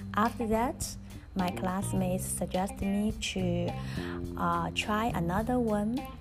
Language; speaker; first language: English; non-native, learner; Chinese